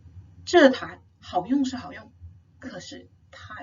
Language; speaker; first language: Chinese; non-native, fluent; English